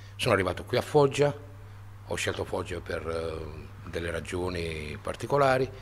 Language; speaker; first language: Italian; native; Italian